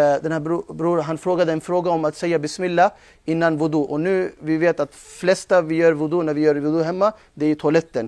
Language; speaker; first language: Swedish; non-native, fluent; Urdu